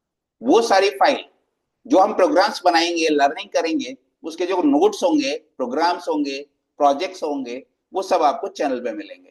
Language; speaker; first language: Hindi; native; Hindi